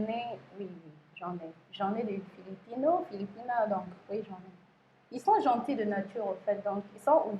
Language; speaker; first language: French; non-native, local second language; Lingala